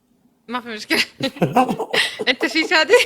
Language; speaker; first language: Arabic; native; Arabic